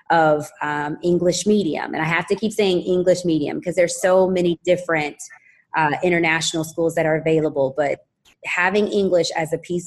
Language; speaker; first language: English; native; English